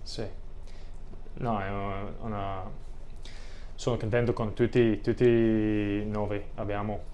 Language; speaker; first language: Italian; non-native, learner; English